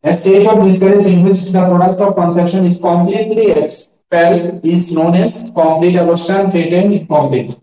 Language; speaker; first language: English; non-native, local second language; Bangla